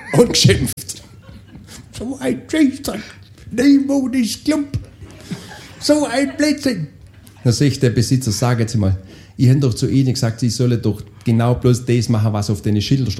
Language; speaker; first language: German; native; German